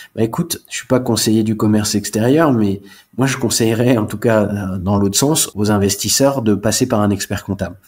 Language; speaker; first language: French; native; French